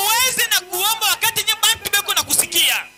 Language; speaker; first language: Swahili; native; Swahili